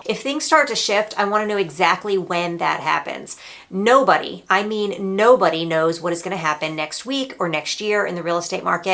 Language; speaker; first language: English; native; English